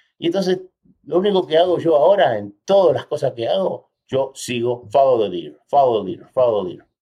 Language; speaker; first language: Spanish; early bilingual, heritage; Spanish